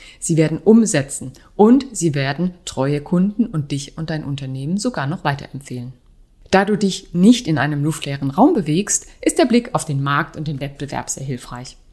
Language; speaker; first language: German; native; German